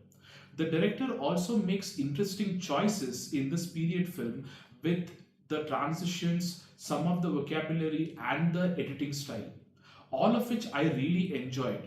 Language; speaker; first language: English; non-native, local second language; Tamil